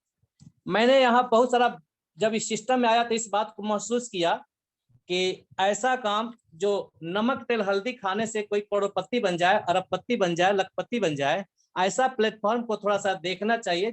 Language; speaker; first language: Hindi; native; Hindi